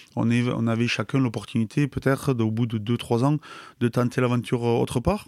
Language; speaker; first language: French; native; French